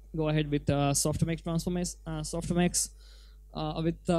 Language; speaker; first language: English; non-native, local second language; Gujarati